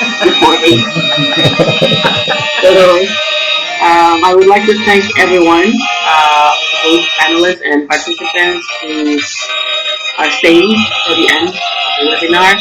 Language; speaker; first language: English; non-native, fluent; Indonesian